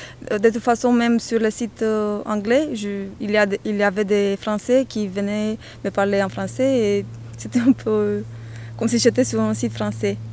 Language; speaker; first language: French; non-native, learner; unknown